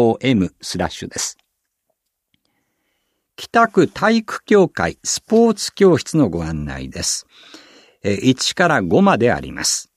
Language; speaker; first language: Japanese; native; Japanese